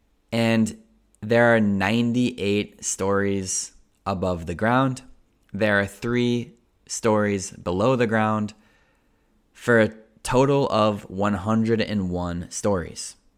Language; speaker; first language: English; native; English